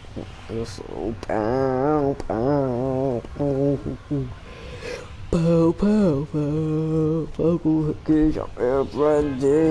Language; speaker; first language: Portuguese; native; Portuguese